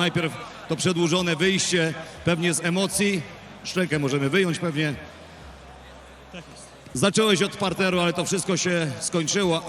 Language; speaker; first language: Polish; native; Polish